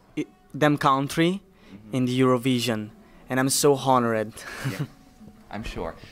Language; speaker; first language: English; non-native, learner; Italian